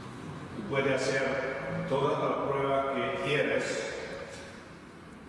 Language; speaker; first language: Spanish; non-native, fluent; Italian